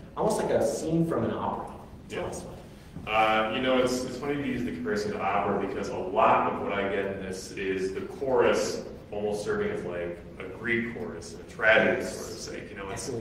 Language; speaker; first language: English; native; English